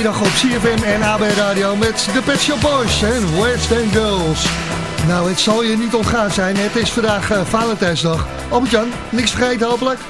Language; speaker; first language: Dutch; native; Dutch